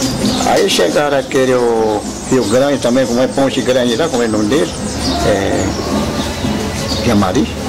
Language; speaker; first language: Portuguese; non-native, local second language; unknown